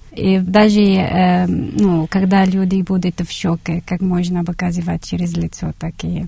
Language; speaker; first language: Russian; non-native, learner; Arabic